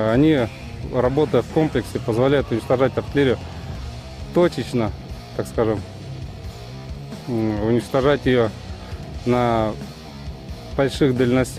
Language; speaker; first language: Russian; native; Russian